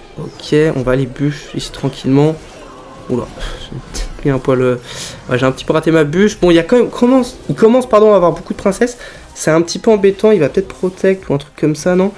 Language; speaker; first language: French; native; French